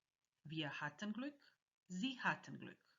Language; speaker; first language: German; non-native, fluent; Croatian